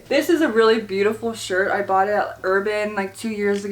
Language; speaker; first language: English; native; English